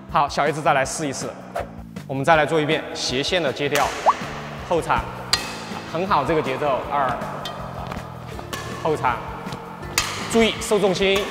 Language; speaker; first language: Chinese; native; Chinese